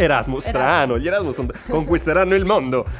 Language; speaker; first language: Italian; native; Italian